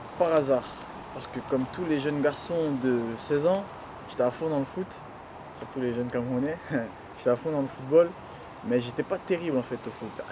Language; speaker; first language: French; early bilingual, other home language; Duala